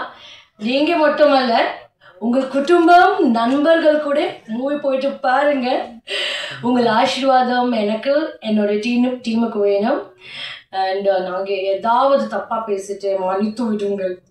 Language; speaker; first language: Tamil; non-native, learner; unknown